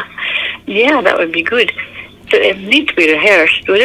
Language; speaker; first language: English; native; English